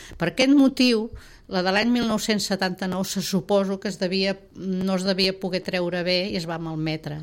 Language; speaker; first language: Catalan; native; Catalan